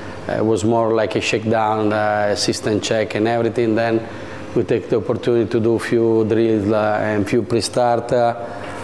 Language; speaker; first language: English; non-native, fluent; Italian